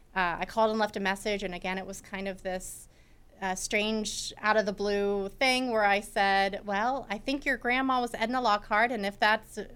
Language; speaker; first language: English; native; English